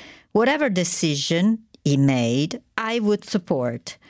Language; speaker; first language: English; non-native, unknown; Italian